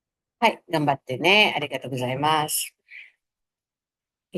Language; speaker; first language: Japanese; non-native, fluent; Filipino